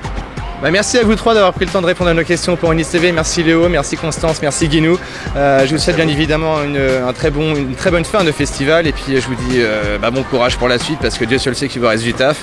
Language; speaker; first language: French; native; French